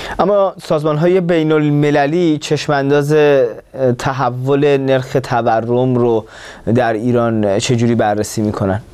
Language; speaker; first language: Persian; native; Persian